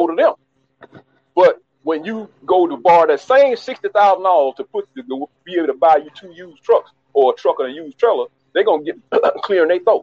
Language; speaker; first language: English; native; English